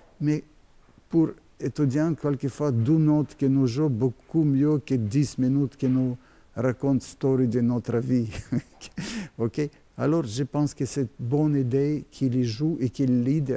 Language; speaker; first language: French; non-native, learner; Russian